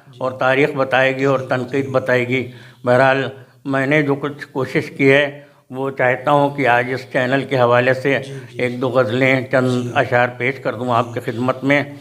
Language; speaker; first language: Urdu; native; Urdu